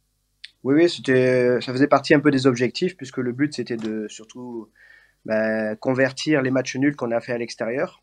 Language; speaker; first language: French; native; French